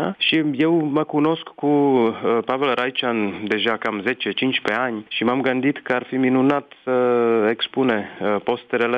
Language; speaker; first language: Romanian; non-native, fluent; Czech